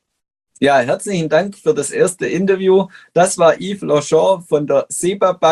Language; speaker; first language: German; native; German